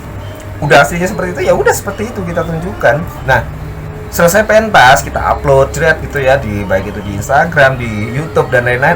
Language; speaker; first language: Indonesian; native; Indonesian